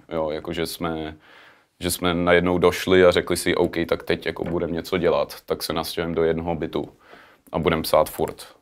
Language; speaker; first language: Czech; early bilingual, heritage; Czech